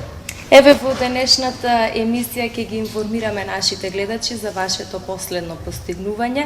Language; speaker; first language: Macedonian; native; Macedonian